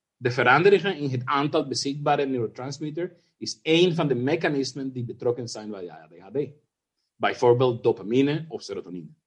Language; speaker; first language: Dutch; non-native, fluent; Spanish